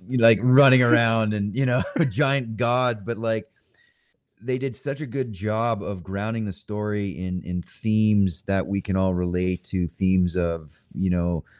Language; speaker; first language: English; native; English